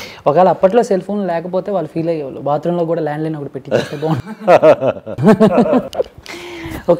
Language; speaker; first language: Telugu; native; Telugu